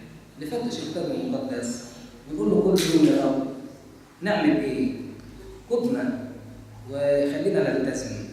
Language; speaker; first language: Arabic; native; Arabic